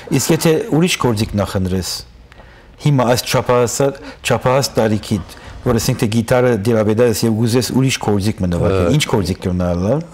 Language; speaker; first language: Armenian; native; Armenian